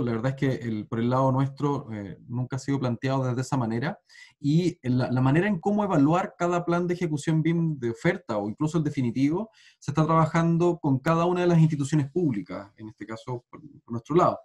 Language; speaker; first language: Spanish; native; Spanish